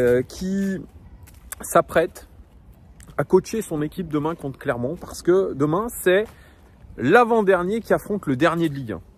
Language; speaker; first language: French; native; French